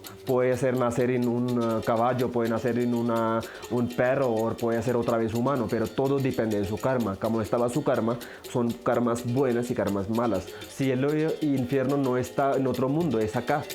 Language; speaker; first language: Spanish; non-native, learner; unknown